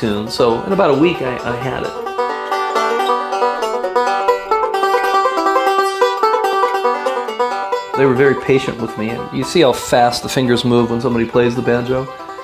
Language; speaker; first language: English; native; English